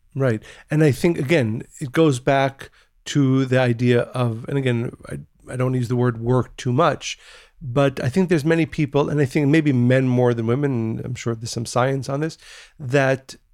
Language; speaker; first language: English; early bilingual, other home language; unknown